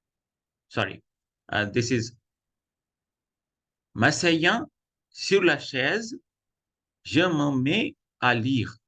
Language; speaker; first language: French; non-native, fluent; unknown